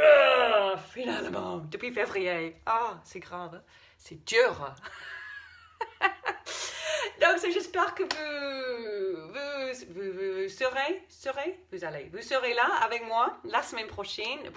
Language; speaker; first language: French; non-native, fluent; English